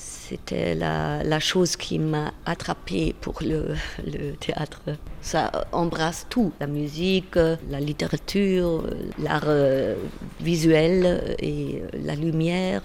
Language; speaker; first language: French; non-native, fluent; German